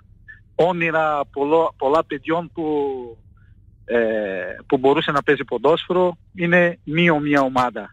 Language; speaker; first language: Greek; non-native, fluent; Portuguese